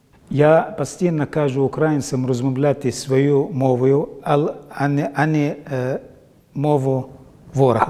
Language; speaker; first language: Ukrainian; non-native, learner; Arabic